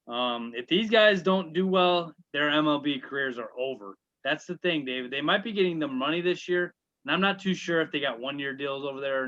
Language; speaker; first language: English; native; English